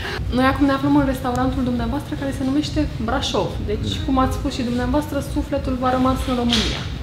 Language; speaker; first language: Romanian; native; Romanian